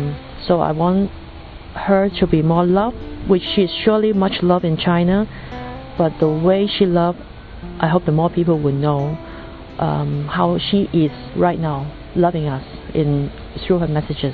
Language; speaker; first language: English; non-native, local second language; Cantonese